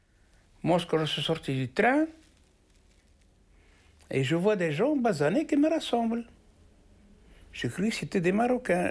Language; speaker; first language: French; non-native, local second language; Arabic